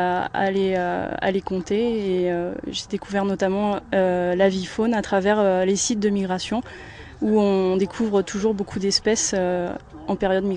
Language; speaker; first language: French; native; French